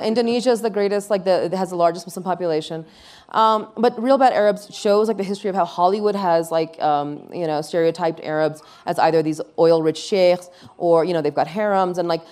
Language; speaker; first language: English; early bilingual, other home language; Urdu